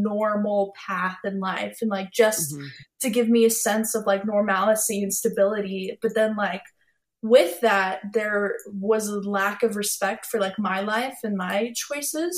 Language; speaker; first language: English; native; English